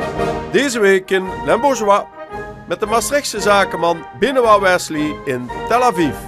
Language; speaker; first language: Dutch; native; Dutch